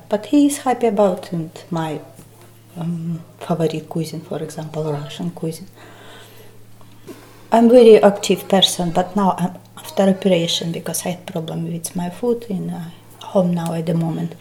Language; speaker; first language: English; non-native, learner; Russian